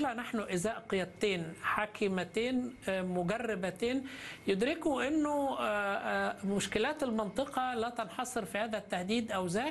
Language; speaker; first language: Arabic; native; Arabic